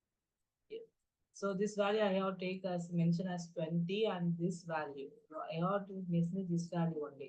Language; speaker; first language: English; non-native, local second language; Tamil